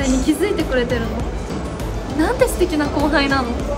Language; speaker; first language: Japanese; native; Japanese